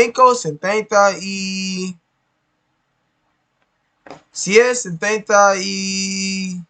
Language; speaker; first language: Spanish; non-native, learner; English